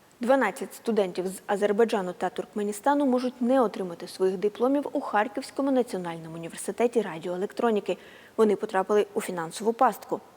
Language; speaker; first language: Ukrainian; native; Ukrainian